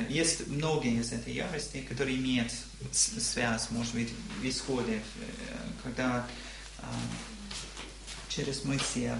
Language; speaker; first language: Russian; non-native, learner; English